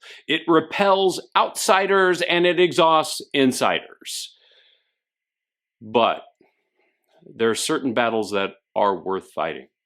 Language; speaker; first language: English; native; English